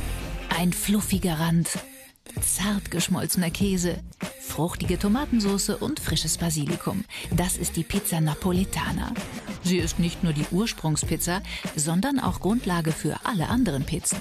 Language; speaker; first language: German; native; German